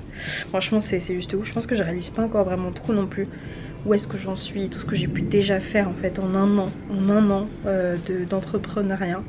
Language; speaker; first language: French; native; French